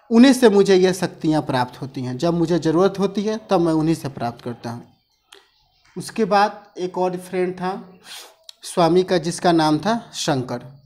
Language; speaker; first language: Hindi; native; Hindi